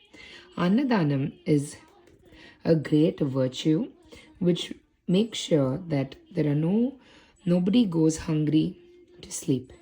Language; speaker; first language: English; non-native, local second language; Tamil